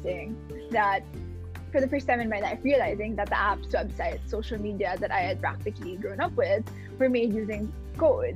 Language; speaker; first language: English; non-native, local second language; Filipino